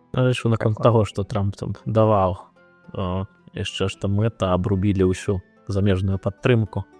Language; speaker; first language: Belarusian; non-native, local second language; Russian